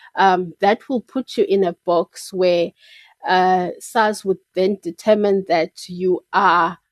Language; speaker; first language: English; non-native, local second language; Xhosa